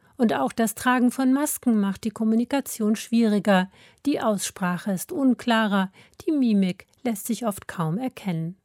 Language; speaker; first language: German; native; German